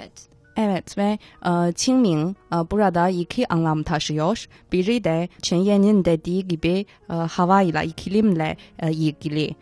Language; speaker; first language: Turkish; non-native, fluent; Chinese